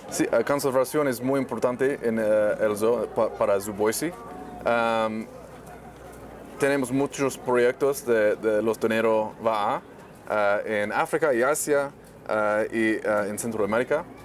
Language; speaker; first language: Spanish; non-native, learner; English